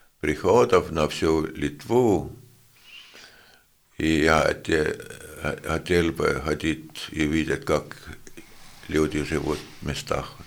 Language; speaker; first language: Russian; non-native, fluent; Estonian